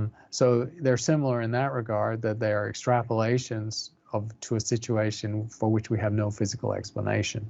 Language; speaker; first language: English; native; English